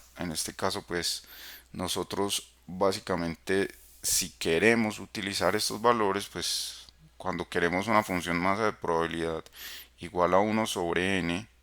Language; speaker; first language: Spanish; native; Spanish